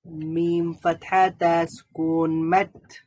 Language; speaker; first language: Arabic; non-native, learner; Bangla